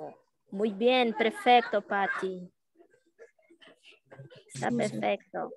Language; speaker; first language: Spanish; non-native, learner; Portuguese